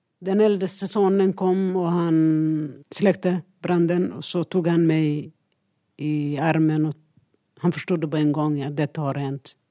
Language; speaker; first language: Swedish; non-native, learner; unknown